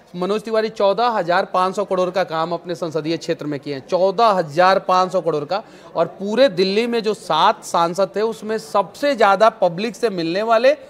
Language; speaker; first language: Hindi; native; Hindi